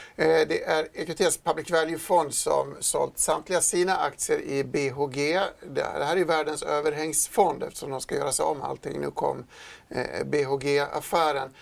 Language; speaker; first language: Swedish; native; Swedish